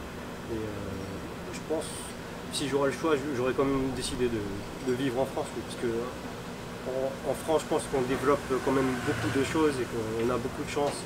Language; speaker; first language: French; early bilingual, other home language; Min Nan Chinese